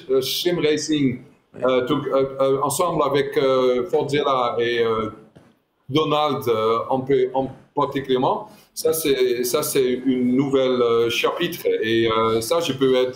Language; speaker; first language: French; non-native, fluent; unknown